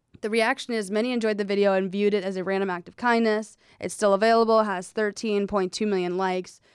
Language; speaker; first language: English; native; English